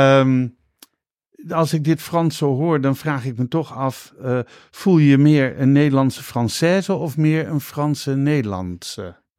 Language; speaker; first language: Dutch; native; Dutch